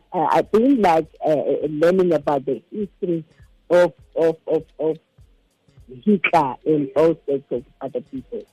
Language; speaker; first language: English; non-native, local second language; Xhosa